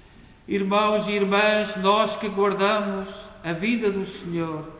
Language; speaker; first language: Portuguese; native; Portuguese